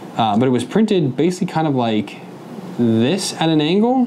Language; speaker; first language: English; native; English